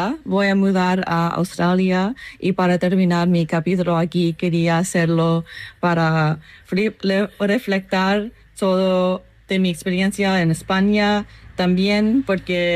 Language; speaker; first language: Spanish; non-native, learner; English